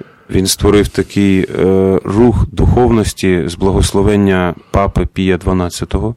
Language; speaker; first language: Ukrainian; native; Ukrainian